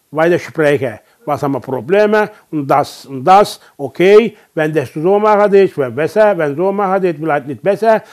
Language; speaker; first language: German; non-native, learner; Turkish